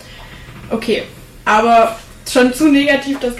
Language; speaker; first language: German; native; German